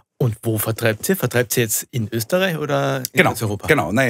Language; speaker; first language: German; native; German